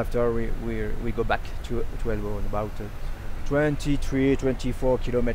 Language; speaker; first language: English; non-native, learner; French